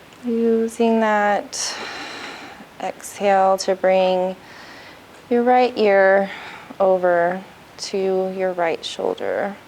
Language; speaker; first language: English; native; English